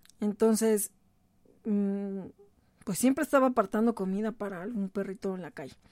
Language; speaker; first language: Spanish; native; Spanish